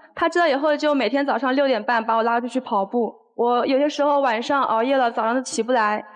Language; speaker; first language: Chinese; native; Chinese